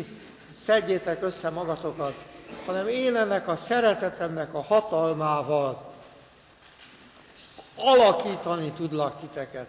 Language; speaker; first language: Hungarian; native; Hungarian